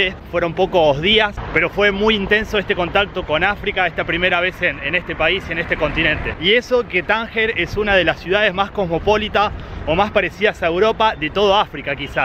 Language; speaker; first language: Spanish; native; Spanish